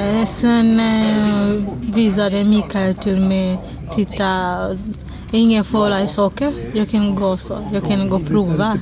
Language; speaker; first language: Swedish; non-native, learner; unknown